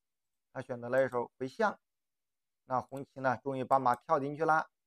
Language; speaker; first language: Chinese; native; Chinese